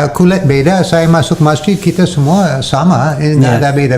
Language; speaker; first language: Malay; non-native, fluent; English